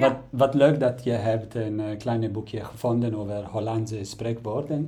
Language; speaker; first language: Dutch; non-native, learner; Italian